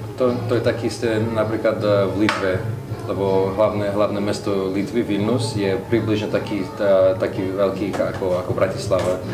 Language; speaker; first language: Slovak; non-native, fluent; Russian